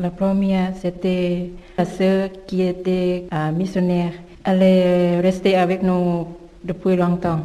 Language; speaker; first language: French; non-native, learner; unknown